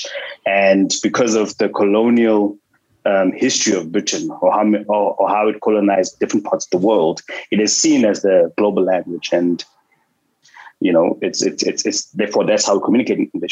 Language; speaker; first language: English; non-native, local second language; Xhosa